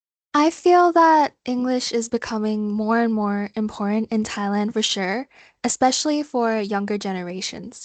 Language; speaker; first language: English; non-native, fluent; Thai